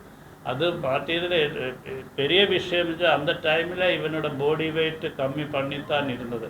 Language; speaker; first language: Tamil; non-native, learner; Malayalam